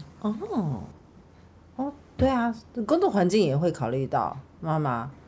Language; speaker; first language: Chinese; native; Chinese